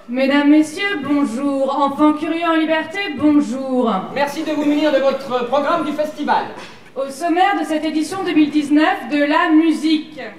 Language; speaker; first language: French; native; French